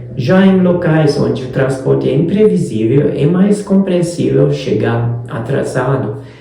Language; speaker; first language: Portuguese; non-native, fluent; Hungarian